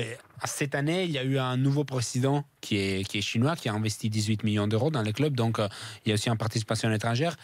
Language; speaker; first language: French; non-native, fluent; Italian